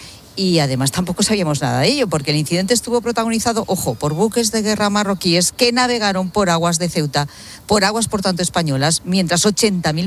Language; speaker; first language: Spanish; native; Spanish